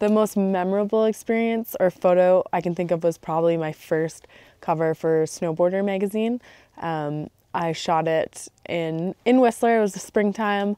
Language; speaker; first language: English; native; English